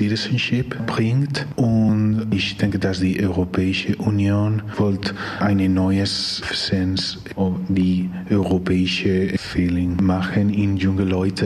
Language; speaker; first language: German; non-native, learner; Spanish